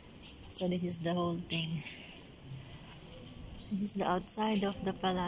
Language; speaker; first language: English; non-native, fluent; Filipino